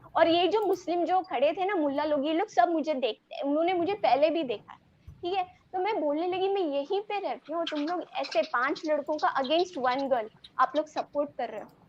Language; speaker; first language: Hindi; non-native, local second language; Telugu